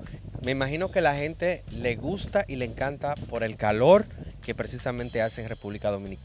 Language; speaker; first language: Spanish; native; Spanish